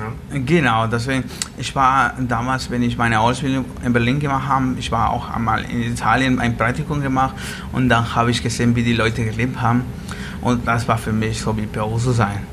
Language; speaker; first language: German; non-native, learner; Spanish